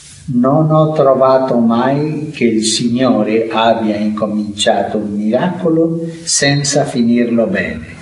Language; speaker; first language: Italian; non-native, fluent; Spanish